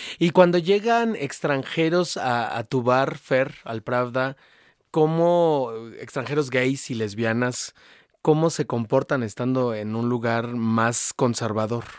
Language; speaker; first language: Spanish; native; Spanish